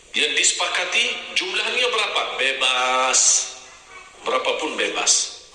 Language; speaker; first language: Indonesian; non-native, fluent; Arabic